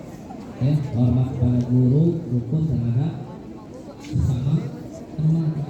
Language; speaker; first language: Indonesian; native; Indonesian